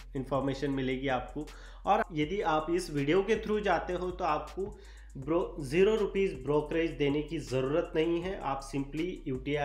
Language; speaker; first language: Hindi; native; Hindi